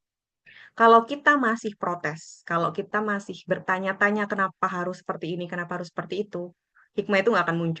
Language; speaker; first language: Indonesian; native; Indonesian